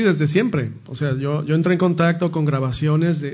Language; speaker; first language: Spanish; native; Spanish